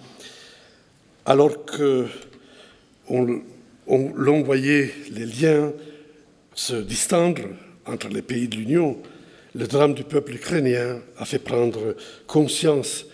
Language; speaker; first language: French; non-native, fluent; Italian